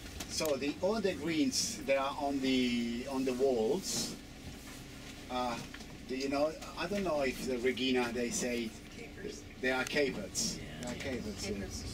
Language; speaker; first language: English; non-native, fluent; Italian